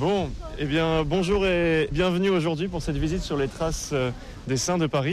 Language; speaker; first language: French; native; French